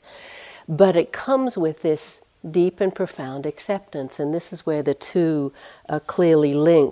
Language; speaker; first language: English; native; English